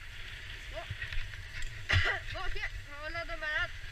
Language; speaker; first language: French; native; French